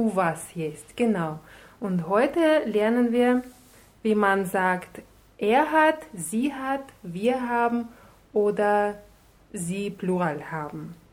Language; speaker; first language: German; non-native, fluent; Russian